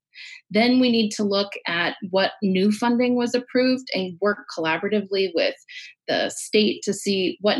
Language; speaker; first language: English; native; English